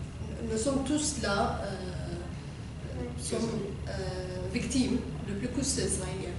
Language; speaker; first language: French; non-native, learner; Arabic